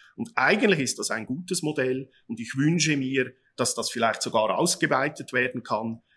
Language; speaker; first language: German; native; German